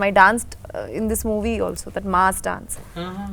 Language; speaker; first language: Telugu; non-native, learner; Bangla